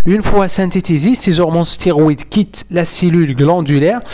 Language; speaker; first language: French; non-native, local second language; Arabic